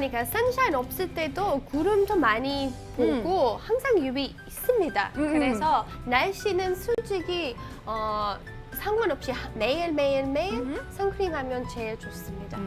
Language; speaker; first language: Korean; non-native, fluent; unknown